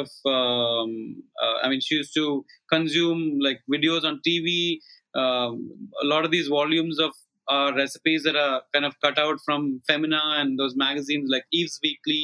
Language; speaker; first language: English; non-native, local second language; Malayalam